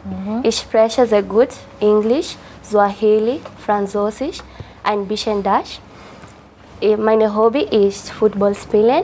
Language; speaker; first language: German; non-native, learner; Swahili